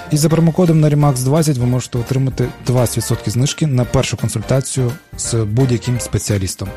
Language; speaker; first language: Ukrainian; non-native, local second language; Crimean Tatar